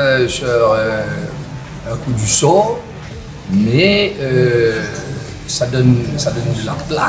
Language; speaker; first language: French; non-native, local second language; Morisyen